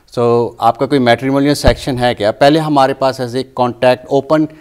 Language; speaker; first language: Hindi; native; Hindi